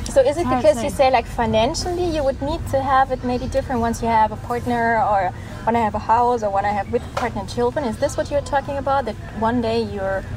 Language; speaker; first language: English; non-native, fluent; German